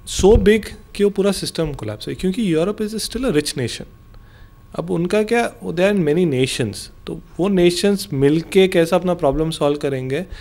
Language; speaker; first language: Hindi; non-native, local second language; Gujarati